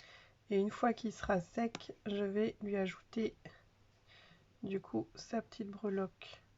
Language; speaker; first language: French; native; French